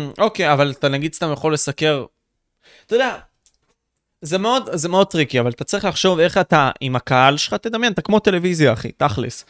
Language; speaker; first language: Hebrew; native; Hebrew